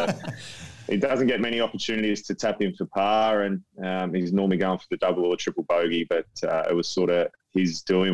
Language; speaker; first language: English; native; English